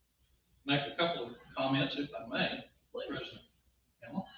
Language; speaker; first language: English; native; English